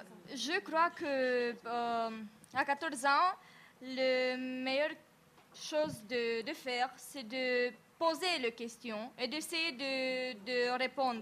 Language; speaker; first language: French; non-native, fluent; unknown